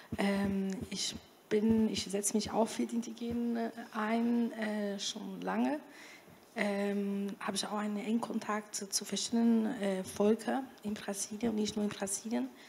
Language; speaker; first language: German; non-native, fluent; Portuguese